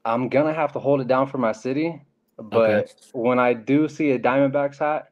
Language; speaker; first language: English; native; English